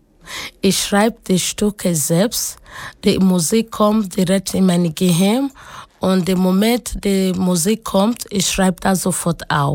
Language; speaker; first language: German; non-native, learner; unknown